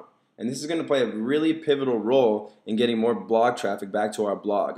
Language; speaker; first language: English; native; English